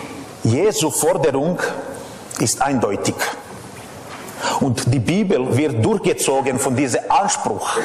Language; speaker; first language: German; non-native, fluent; Serbian